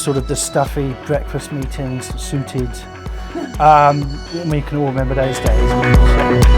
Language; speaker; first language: English; native; English